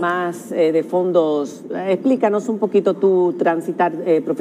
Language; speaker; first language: Spanish; native; Spanish